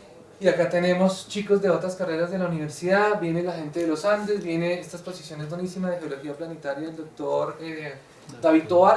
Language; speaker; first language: Spanish; native; Spanish